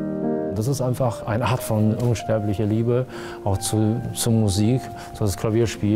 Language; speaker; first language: German; non-native, fluent; Chinese